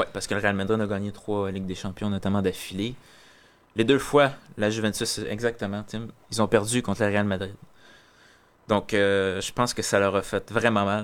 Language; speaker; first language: French; native; French